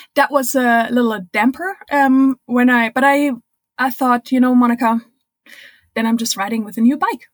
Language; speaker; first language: English; non-native, fluent; German